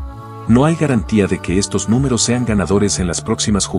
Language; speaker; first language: Spanish; native; Spanish